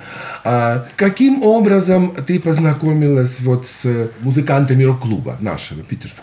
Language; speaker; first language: Russian; native; Russian